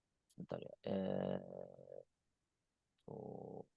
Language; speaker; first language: Indonesian; non-native, learner; Japanese